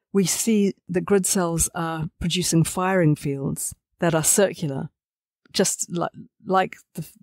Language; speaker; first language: English; native; English